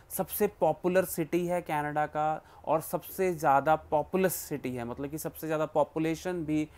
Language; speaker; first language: Hindi; non-native, local second language; Punjabi